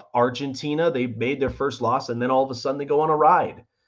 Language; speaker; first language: English; native; English